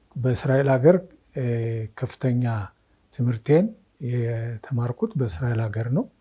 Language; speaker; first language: Amharic; native; Amharic